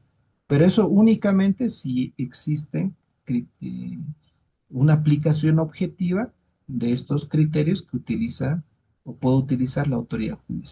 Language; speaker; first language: Spanish; native; Spanish